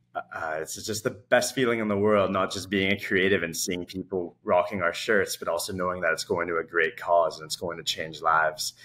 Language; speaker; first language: English; native; English